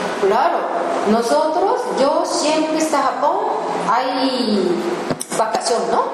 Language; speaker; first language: Spanish; non-native, learner; Japanese